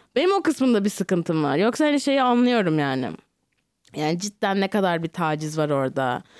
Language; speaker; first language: Turkish; native; Turkish